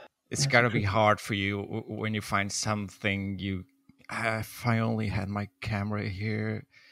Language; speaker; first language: English; non-native, fluent; Portuguese